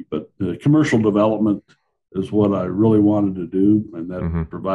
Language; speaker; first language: English; native; English